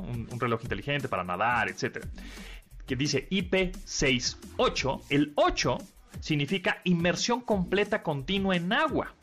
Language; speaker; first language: Spanish; native; Spanish